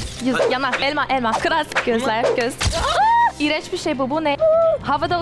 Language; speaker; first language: Turkish; early bilingual, heritage; Turkish